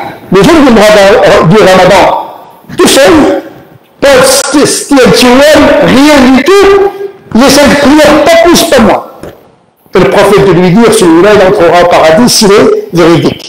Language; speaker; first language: French; native; French